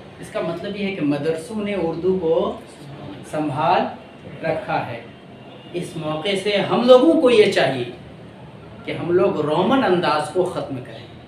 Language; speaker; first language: Urdu; native; Urdu